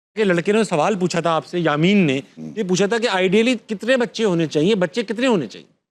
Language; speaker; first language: Urdu; native; Urdu